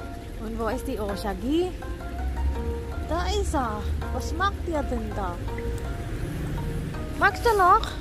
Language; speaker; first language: German; non-native, learner; Filipino